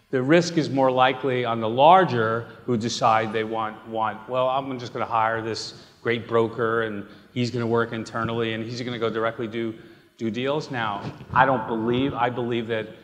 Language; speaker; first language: English; native; English